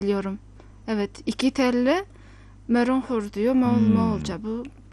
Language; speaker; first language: Turkish; non-native, fluent; Mongolian